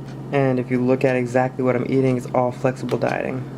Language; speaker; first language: English; native; English